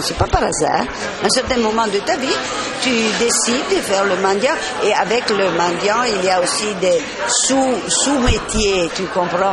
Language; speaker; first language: French; non-native, fluent; Italian